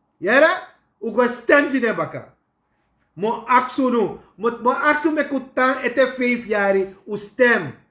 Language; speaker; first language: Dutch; native; Dutch